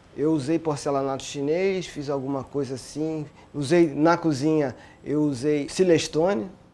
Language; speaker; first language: Portuguese; native; Portuguese